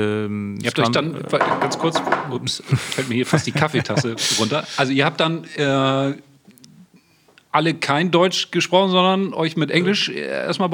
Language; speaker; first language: German; native; German